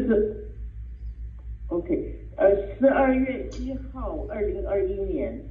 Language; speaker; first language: Chinese; native; Chinese